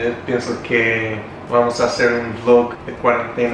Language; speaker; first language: Spanish; non-native, learner; English